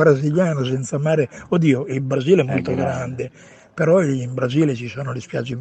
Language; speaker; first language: Italian; non-native, fluent; Portuguese